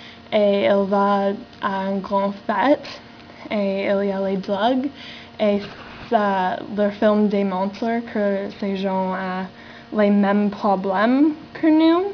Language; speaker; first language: French; non-native, learner; English